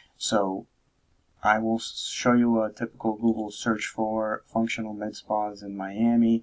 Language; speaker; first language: English; native; English